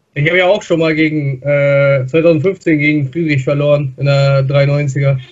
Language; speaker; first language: German; non-native, fluent; Russian